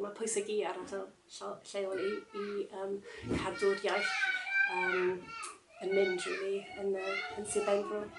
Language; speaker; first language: Welsh; non-native, learner; English